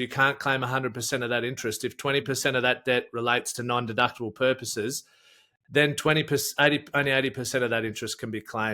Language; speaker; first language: English; native; English